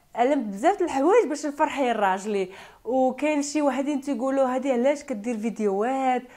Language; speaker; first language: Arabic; non-native, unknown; Turkish